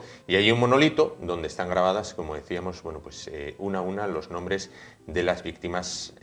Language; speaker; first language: Spanish; native; Spanish